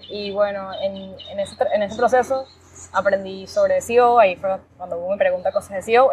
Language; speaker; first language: Spanish; native; Spanish